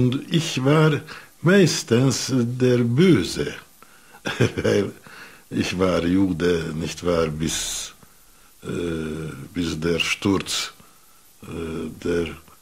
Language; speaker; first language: German; non-native, fluent; Hungarian